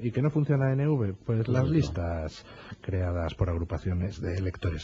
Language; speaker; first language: Spanish; native; Spanish